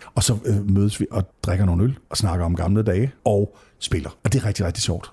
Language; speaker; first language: Danish; native; Danish